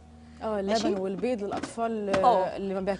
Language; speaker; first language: Arabic; native; Arabic